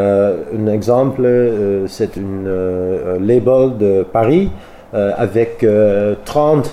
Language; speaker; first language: French; non-native, learner; Dutch